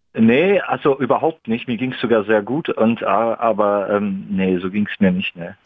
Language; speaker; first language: German; non-native, fluent; Russian